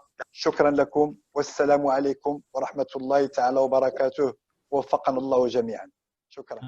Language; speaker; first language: Arabic; native; Arabic